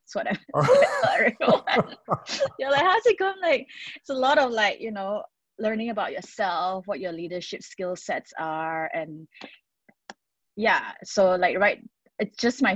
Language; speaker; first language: English; non-native, local second language; Cantonese